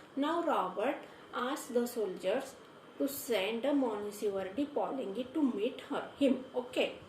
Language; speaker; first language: English; non-native, local second language; Marathi